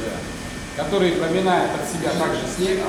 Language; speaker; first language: Russian; native; Russian